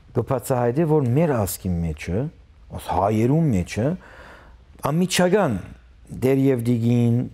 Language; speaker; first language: Armenian; early bilingual, heritage; Armenian